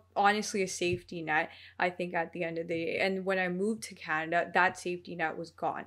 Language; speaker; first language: English; early bilingual, other home language; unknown